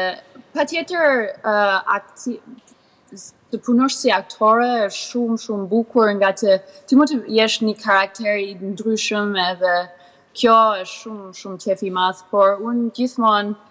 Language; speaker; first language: Albanian; early bilingual, heritage; Albanian